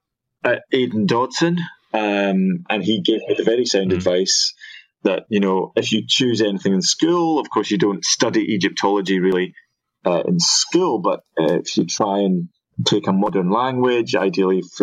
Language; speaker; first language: English; native; English